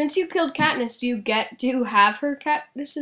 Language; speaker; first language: English; native; English